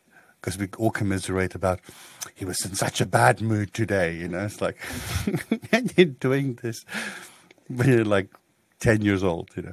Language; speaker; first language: English; native; English